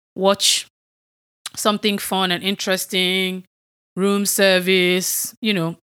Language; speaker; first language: English; non-native, local second language; Yoruba